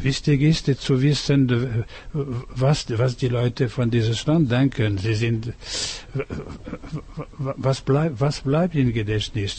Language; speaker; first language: German; non-native, learner; French